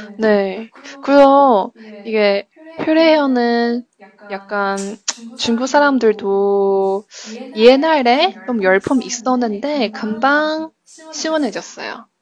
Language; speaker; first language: Korean; non-native, fluent; Chinese